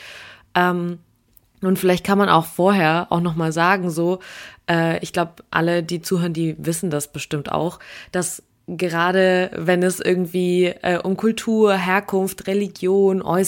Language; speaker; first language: German; early bilingual, other home language; Russian